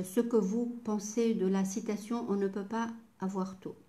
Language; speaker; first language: French; non-native, local second language; Arabic